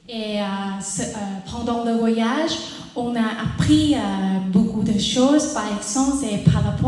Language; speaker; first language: French; non-native, learner; Thai